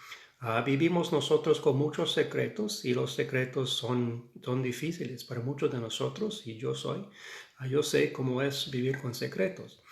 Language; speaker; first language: Spanish; non-native, fluent; English